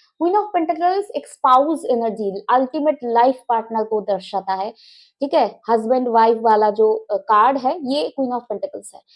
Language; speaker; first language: Hindi; non-native, local second language; Bangla